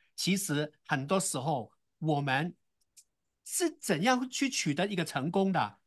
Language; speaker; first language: Chinese; non-native, local second language; Cantonese